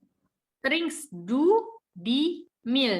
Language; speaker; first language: German; non-native, learner; Indonesian